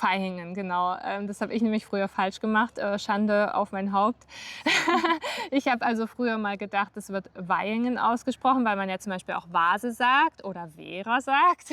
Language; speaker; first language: German; native; German